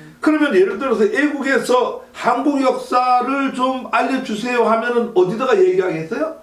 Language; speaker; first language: Korean; native; Korean